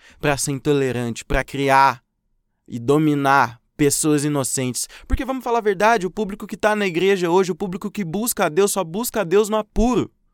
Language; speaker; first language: Portuguese; native; Portuguese